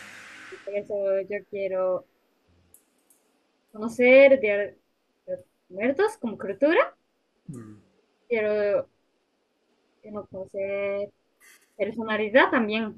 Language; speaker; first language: Spanish; non-native, learner; Japanese